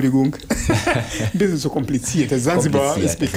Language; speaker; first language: German; non-native, fluent; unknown